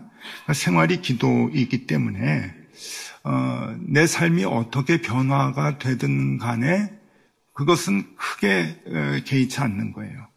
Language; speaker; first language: Korean; native; Korean